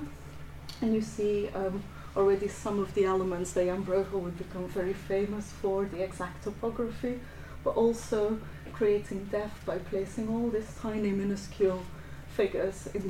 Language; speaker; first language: English; non-native, fluent; Dutch